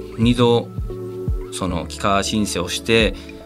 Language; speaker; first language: Japanese; non-native, fluent; Spanish